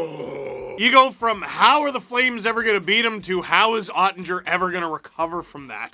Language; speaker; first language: English; native; English